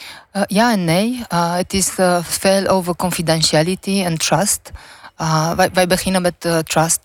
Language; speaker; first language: Dutch; non-native, learner; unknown